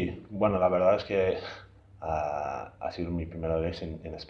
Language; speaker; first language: Spanish; non-native, fluent; English